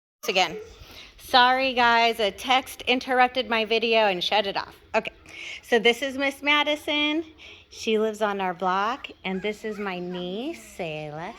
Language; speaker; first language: English; native; English